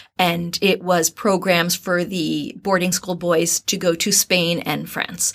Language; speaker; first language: English; native; English